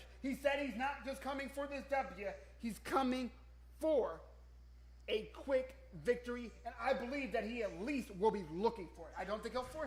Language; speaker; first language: English; native; English